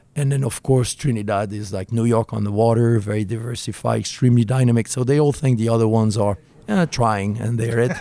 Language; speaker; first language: English; non-native, fluent; French